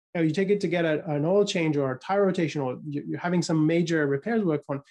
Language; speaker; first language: English; native; English